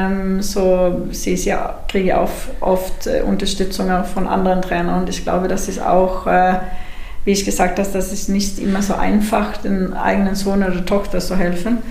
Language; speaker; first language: German; non-native, fluent; Swedish